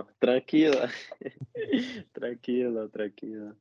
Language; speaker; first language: Spanish; non-native, learner; Portuguese